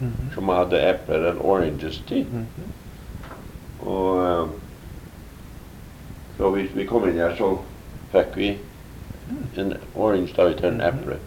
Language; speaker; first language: Norwegian; early bilingual, heritage; Norwegian